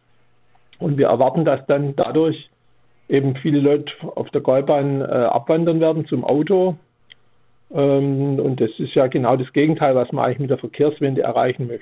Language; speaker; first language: German; native; German